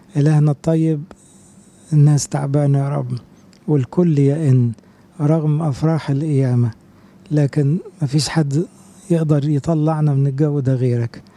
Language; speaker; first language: Arabic; native; Arabic